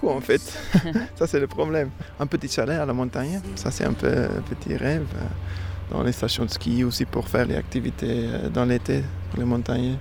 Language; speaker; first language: French; non-native, learner; Afrikaans